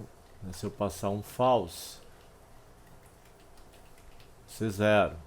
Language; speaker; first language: Portuguese; native; Portuguese